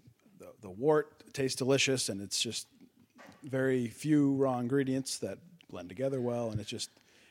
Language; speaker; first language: English; native; English